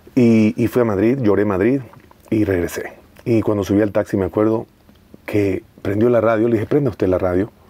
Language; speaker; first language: Spanish; native; Spanish